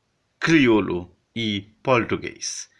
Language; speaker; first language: Portuguese; non-native, fluent; Haitian Creole